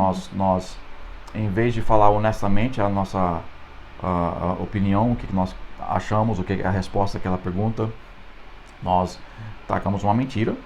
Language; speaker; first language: Portuguese; non-native, fluent; English